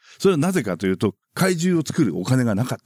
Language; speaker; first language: Japanese; native; Japanese